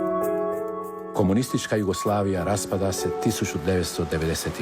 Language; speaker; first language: Croatian; native; Croatian